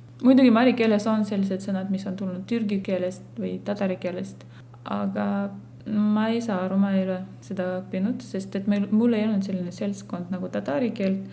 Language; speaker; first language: Estonian; non-native, fluent; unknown